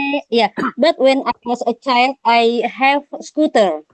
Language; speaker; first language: English; non-native, learner; Banjar